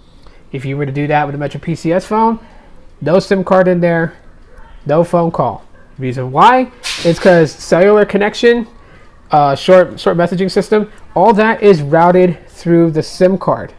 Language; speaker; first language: English; native; English